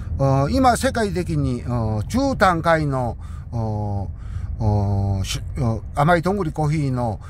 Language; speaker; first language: Japanese; non-native, learner; Korean